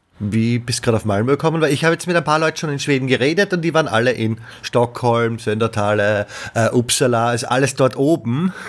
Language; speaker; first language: German; native; German